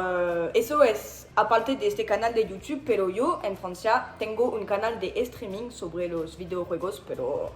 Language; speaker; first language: Spanish; non-native, learner; French